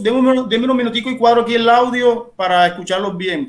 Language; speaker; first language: Spanish; native; Spanish